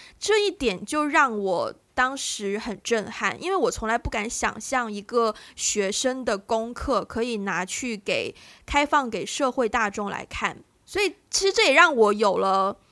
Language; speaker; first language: Chinese; native; Chinese